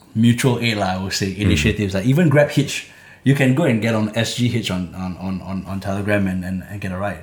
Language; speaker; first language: English; native; English